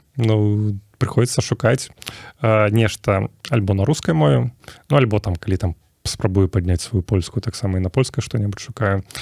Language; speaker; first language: Belarusian; native; Belarusian